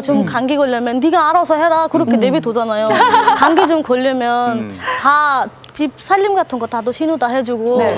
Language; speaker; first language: Korean; non-native, fluent; Bangla